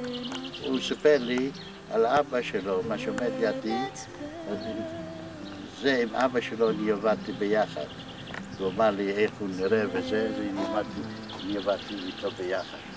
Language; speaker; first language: Hebrew; non-native, fluent; Yiddish